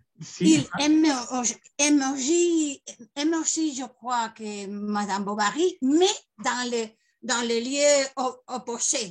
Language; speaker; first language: French; non-native, learner; Spanish